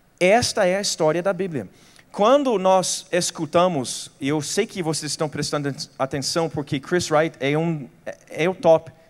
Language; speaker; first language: Portuguese; non-native, fluent; English